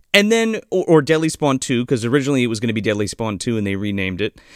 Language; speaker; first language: English; native; English